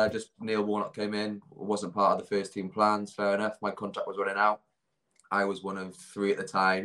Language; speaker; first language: English; native; English